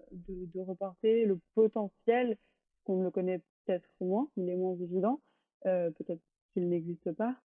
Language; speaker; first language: French; native; French